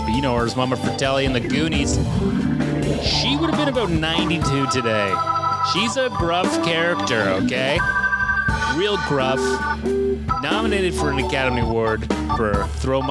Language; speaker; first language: English; native; English